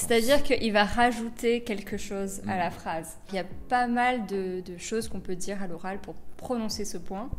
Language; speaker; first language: French; native; French